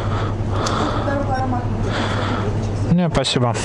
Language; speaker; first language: Russian; native; Russian